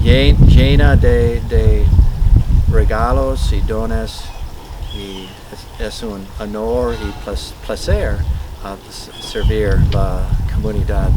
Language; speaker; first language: Spanish; non-native, learner; English